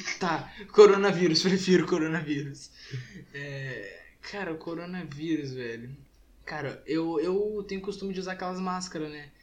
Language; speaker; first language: Portuguese; native; Portuguese